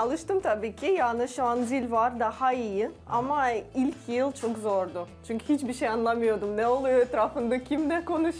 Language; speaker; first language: Turkish; non-native, learner; Russian